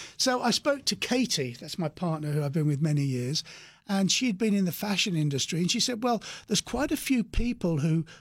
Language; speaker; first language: English; native; English